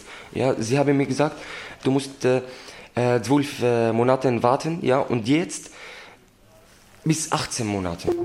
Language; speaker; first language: German; non-native, learner; Arabic